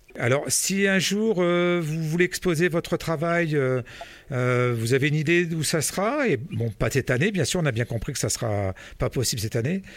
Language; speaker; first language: French; native; French